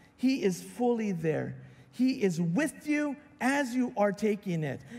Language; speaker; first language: English; native; English